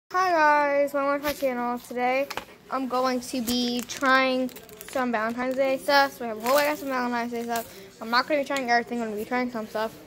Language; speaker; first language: English; native; English